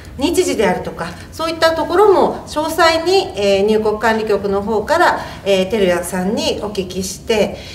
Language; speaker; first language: Japanese; native; Japanese